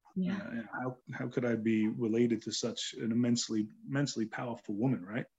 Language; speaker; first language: English; native; English